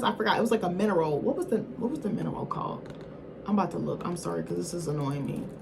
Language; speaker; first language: English; native; English